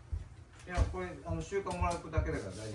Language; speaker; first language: Japanese; native; Japanese